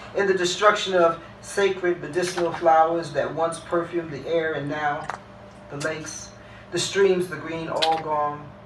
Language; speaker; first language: English; early bilingual, other home language; Spanish